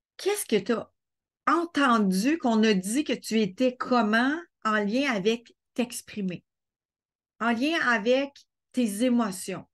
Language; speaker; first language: French; native; French